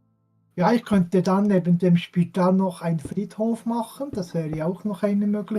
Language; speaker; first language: German; non-native, fluent; French